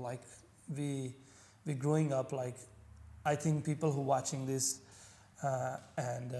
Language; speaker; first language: English; non-native, local second language; Punjabi